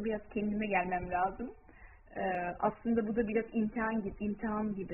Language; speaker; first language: Turkish; early bilingual, heritage; Turkish